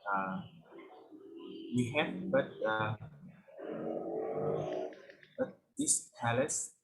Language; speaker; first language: English; non-native, learner; Vietnamese